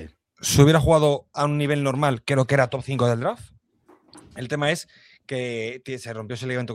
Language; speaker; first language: Spanish; native; Spanish